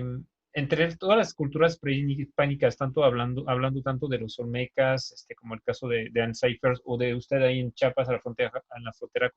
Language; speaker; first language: Spanish; native; Spanish